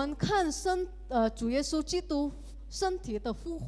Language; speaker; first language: Chinese; early bilingual, heritage; Indonesian